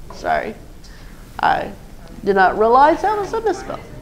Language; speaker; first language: English; native; English